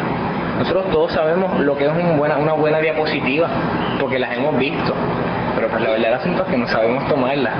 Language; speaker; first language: Spanish; native; Spanish